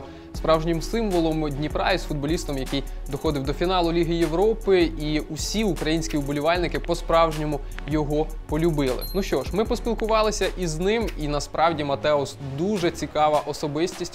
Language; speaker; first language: Ukrainian; native; Ukrainian